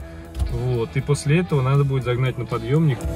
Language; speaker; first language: Russian; native; Russian